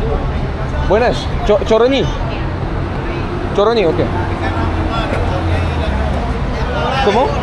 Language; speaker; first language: Spanish; non-native, learner; French